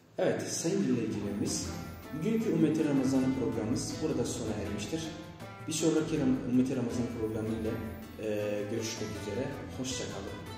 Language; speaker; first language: Turkish; non-native, fluent; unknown